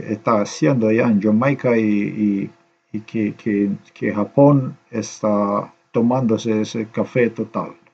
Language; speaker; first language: Spanish; non-native, learner; Slovenian